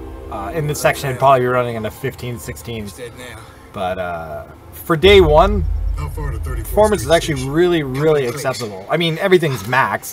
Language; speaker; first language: English; native; English